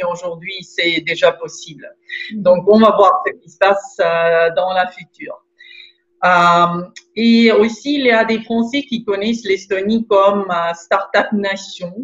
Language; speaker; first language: French; non-native, fluent; Estonian